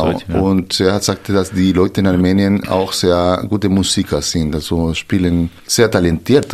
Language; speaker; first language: German; non-native, fluent; Spanish